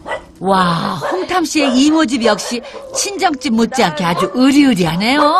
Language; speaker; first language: Korean; native; Korean